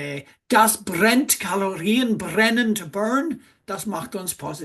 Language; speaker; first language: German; non-native, fluent; English